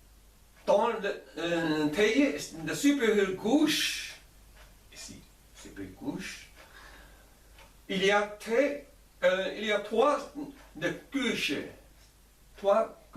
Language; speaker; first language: French; non-native, learner; Chinese